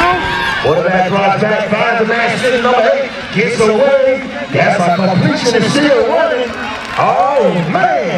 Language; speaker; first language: English; native; English